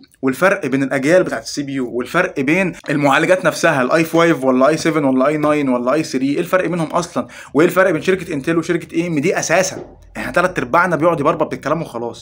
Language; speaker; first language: Arabic; native; Arabic